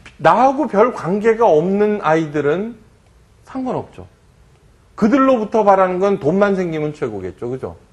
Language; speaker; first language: Korean; early bilingual, heritage; Korean